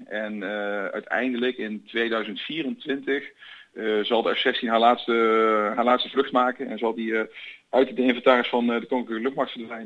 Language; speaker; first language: Dutch; native; Dutch